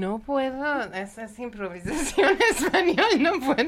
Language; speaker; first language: Spanish; non-native, learner; Persian